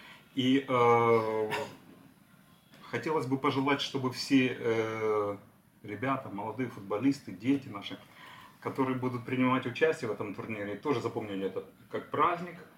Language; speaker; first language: Russian; native; Russian